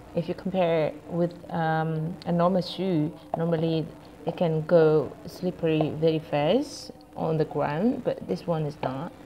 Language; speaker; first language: English; non-native, fluent; Indonesian